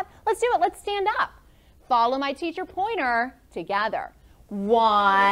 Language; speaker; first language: English; native; English